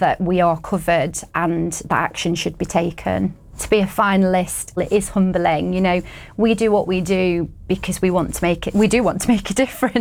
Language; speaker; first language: English; native; English